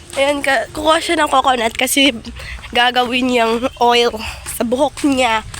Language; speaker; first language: Filipino; non-native, local second language; Cebuano